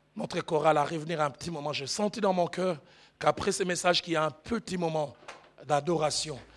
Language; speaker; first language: French; non-native, local second language; Lingala